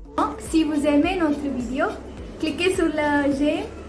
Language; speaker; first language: French; non-native, fluent; Konkani